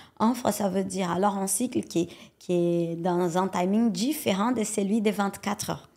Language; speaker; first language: French; non-native, fluent; Portuguese